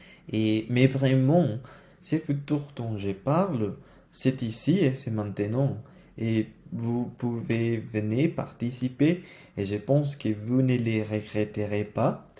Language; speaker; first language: French; non-native, learner; Spanish